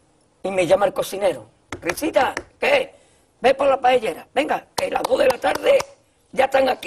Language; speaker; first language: Spanish; native; Spanish